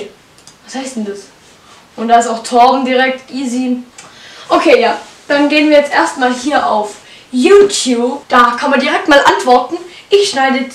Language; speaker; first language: German; native; German